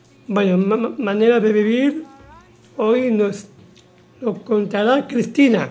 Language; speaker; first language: Spanish; native; Spanish